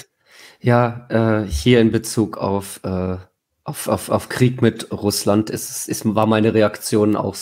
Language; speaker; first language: German; native; German